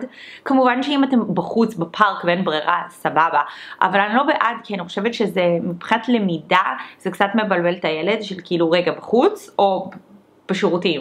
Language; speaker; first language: Hebrew; early bilingual, other home language; English